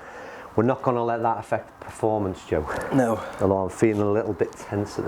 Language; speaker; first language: English; native; English